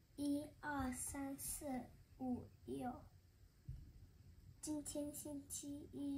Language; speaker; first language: Chinese; early bilingual, heritage; Chinese